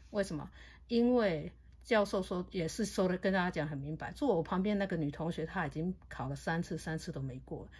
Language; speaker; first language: Chinese; native; Chinese